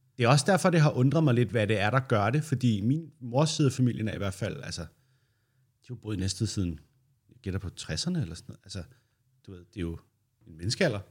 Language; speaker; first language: Danish; native; Danish